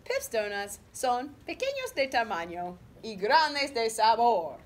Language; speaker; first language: Spanish; non-native, fluent; English